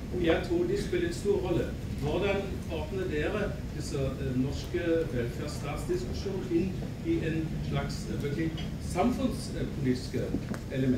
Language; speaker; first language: Norwegian; non-native, fluent; German